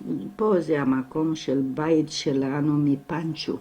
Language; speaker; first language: Hebrew; non-native, fluent; Romanian